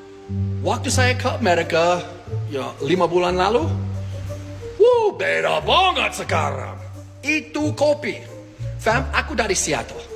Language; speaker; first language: Indonesian; non-native, fluent; English